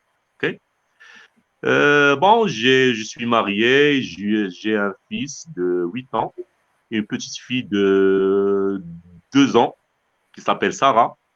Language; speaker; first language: French; non-native, local second language; Arabic